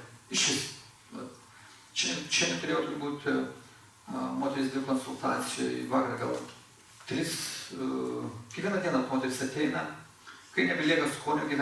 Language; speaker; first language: Lithuanian; native; Lithuanian